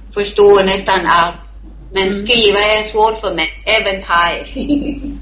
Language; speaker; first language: Swedish; non-native, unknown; Thai